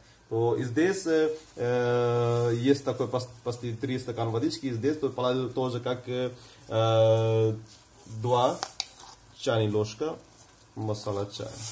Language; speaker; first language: Russian; non-native, fluent; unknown